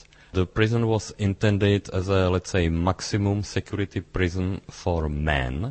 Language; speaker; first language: English; non-native, fluent; Czech